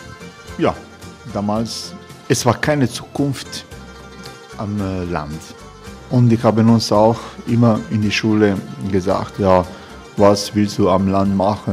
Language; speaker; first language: German; non-native, fluent; Croatian